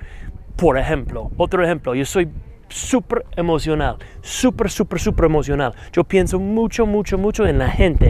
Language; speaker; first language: Spanish; non-native, fluent; English